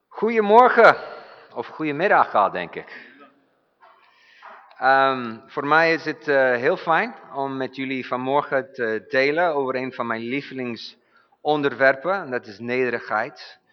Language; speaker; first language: Dutch; non-native, fluent; English